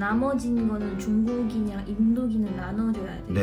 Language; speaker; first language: Korean; non-native, fluent; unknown